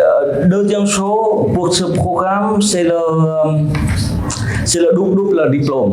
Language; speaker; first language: French; non-native, fluent; Vietnamese